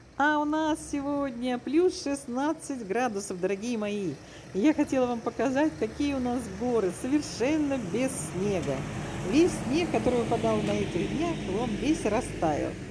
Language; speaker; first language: Russian; native; Russian